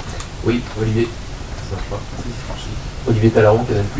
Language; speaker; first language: French; native; French